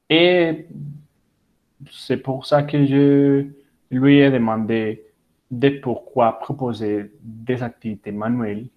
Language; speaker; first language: French; non-native, learner; Spanish